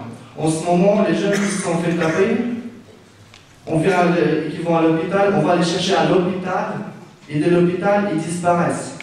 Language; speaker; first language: French; non-native, fluent; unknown